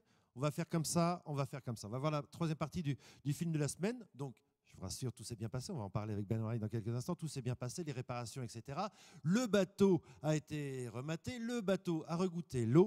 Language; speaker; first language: French; native; French